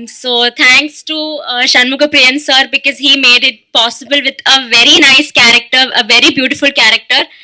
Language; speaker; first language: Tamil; non-native, learner; Malayalam